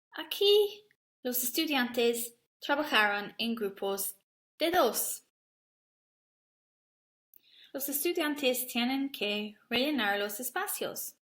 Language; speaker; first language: Spanish; non-native, learner; English